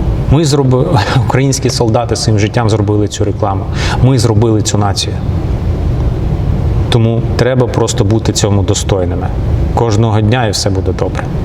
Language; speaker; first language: Ukrainian; non-native, local second language; Russian